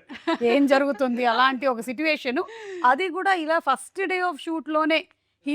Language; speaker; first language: Telugu; native; Telugu